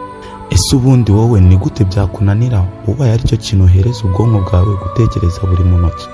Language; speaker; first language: Kinyarwanda; native; Kinyarwanda